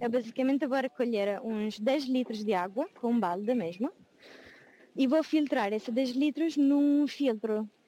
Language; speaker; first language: Portuguese; non-native, fluent; Italian